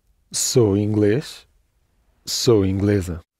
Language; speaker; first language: Portuguese; non-native, learner; English